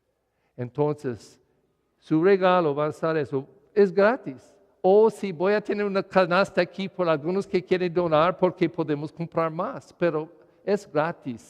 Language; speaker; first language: Spanish; non-native, learner; English